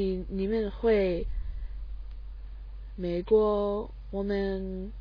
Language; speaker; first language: Chinese; non-native, learner; English